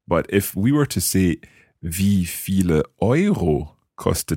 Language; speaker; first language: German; non-native, learner; English